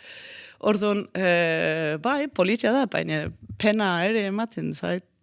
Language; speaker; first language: Basque; non-native, fluent; Danish